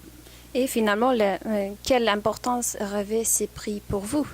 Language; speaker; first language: French; native; French